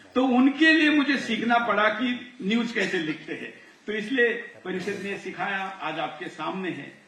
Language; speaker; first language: Hindi; non-native, local second language; Marathi